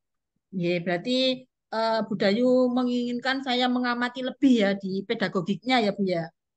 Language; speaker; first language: Indonesian; native; Indonesian